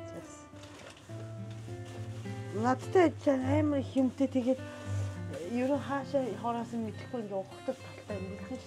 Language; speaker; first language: Mongolian; non-native, fluent; Japanese